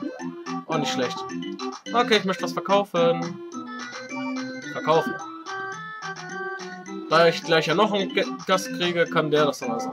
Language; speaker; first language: German; native; German